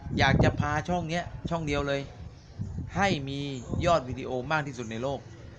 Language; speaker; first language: Thai; native; Thai